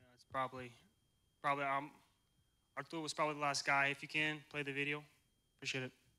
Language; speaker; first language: English; early bilingual, other home language; Russian